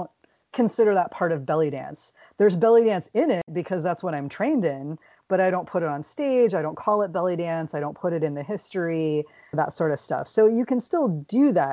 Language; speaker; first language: English; native; English